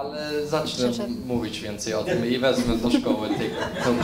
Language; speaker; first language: Polish; early bilingual, heritage; Polish